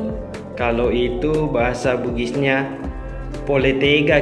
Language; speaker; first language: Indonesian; non-native, local second language; Buginese